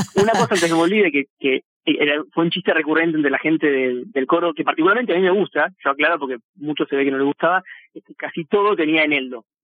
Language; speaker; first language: Spanish; native; Spanish